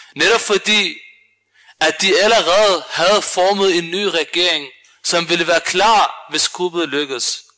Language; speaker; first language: Danish; early bilingual, other home language; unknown